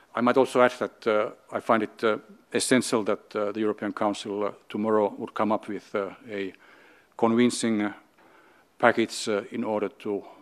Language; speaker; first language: English; non-native, fluent; Finnish